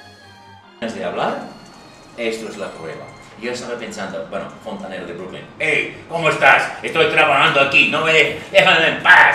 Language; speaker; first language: Spanish; non-native, fluent; English